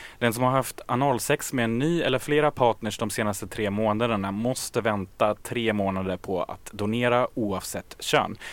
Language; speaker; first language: Swedish; native; Swedish